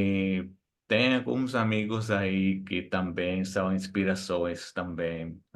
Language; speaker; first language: Portuguese; non-native, fluent; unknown